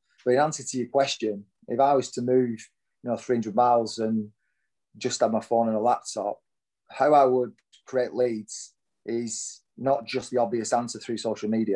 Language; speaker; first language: English; native; English